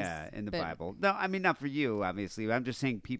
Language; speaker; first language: English; native; English